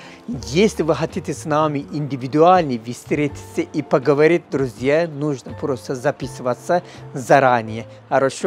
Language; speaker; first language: Russian; non-native, learner; Turkish